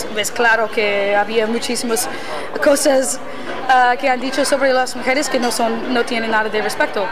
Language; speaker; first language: Spanish; non-native, learner; English